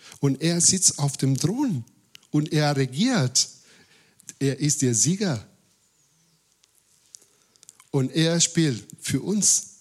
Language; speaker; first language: German; non-native, fluent; Spanish